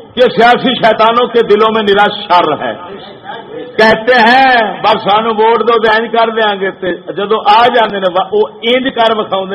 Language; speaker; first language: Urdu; non-native, local second language; Punjabi